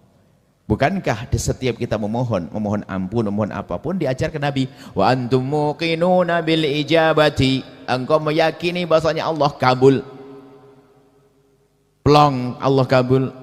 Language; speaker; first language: Indonesian; native; Indonesian